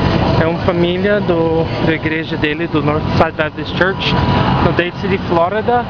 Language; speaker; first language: Portuguese; non-native, fluent; English